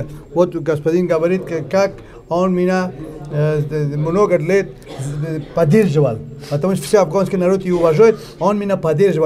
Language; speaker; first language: Russian; non-native, learner; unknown